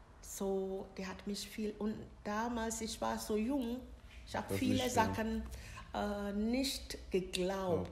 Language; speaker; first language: German; non-native, learner; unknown